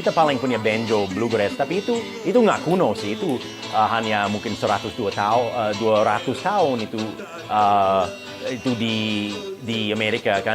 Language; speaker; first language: Indonesian; non-native, fluent; English